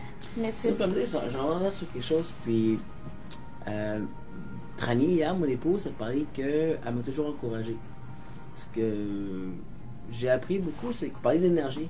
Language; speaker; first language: French; native; French